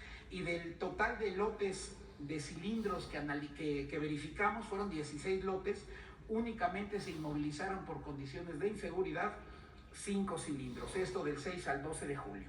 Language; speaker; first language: Spanish; native; Spanish